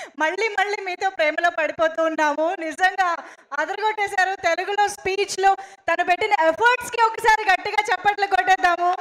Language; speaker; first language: Telugu; native; Telugu